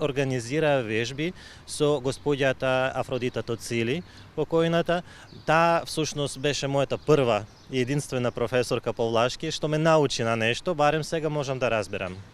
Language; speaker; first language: Macedonian; non-native, fluent; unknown